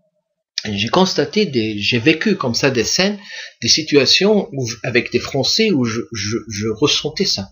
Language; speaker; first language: French; non-native, local second language; Arabic